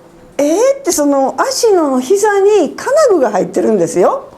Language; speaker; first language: Japanese; native; Japanese